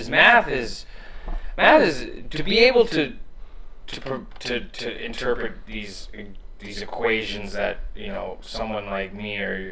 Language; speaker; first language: English; native; English